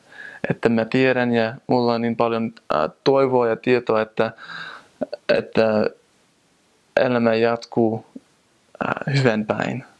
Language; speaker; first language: Finnish; non-native, fluent; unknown